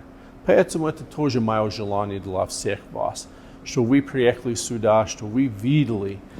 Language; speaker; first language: Russian; non-native, fluent; English